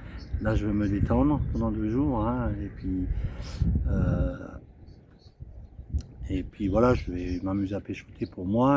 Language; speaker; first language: French; native; French